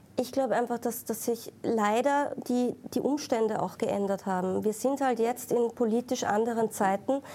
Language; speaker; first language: German; native; German